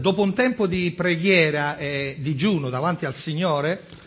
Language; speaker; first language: Italian; native; Italian